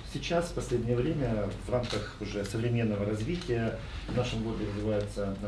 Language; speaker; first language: Russian; native; Russian